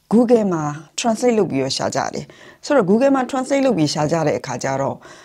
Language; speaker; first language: Burmese; native; Burmese